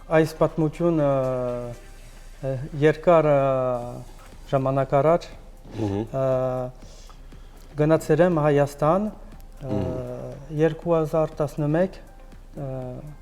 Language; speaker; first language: Armenian; non-native, learner; French